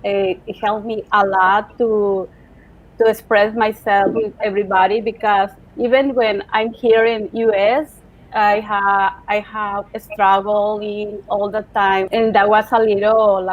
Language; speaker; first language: English; non-native, learner; Spanish